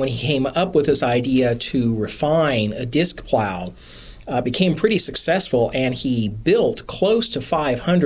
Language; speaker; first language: English; native; English